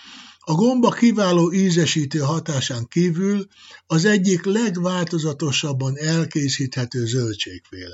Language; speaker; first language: Hungarian; native; Hungarian